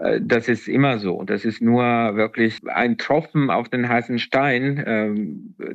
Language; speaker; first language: German; non-native, fluent; Italian